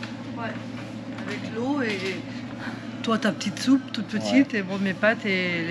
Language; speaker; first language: French; native; French